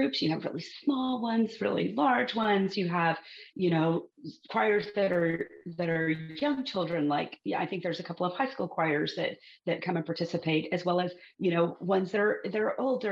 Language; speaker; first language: English; native; English